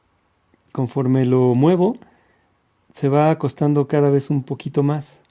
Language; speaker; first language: Spanish; native; Spanish